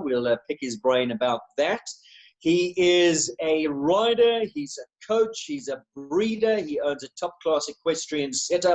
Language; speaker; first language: English; native; English